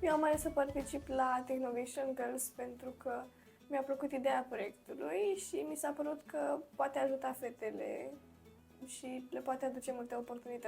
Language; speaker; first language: Romanian; native; Romanian